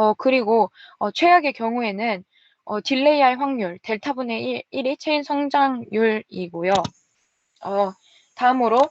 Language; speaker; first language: Korean; native; Korean